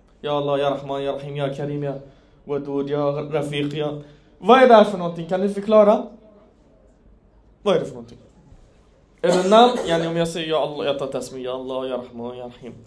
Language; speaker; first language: Swedish; non-native, fluent; Persian